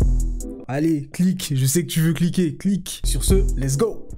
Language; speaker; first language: French; native; French